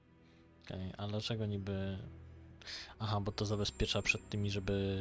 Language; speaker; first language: Polish; native; Polish